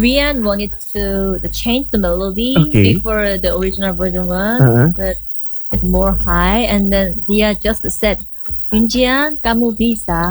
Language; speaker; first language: English; non-native, learner; Korean